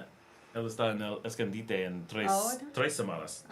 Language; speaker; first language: Spanish; non-native, learner; English